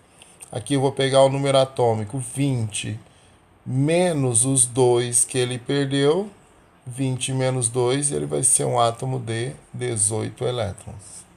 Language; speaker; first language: Portuguese; native; Portuguese